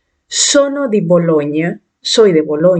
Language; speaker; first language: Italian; non-native, fluent; Spanish